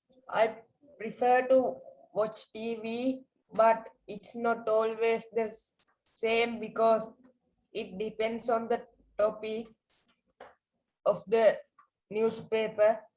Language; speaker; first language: English; non-native, learner; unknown